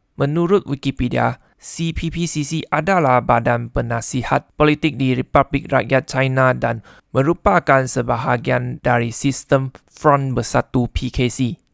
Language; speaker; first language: Malay; non-native, local second language; Chinese